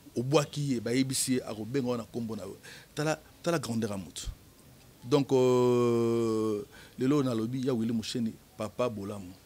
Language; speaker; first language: French; non-native, local second language; Lingala